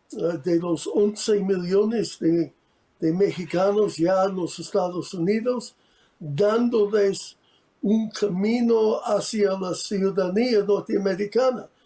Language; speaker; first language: Spanish; non-native, fluent; English